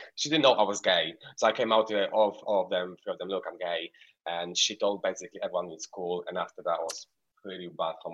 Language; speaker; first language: English; non-native, fluent; Polish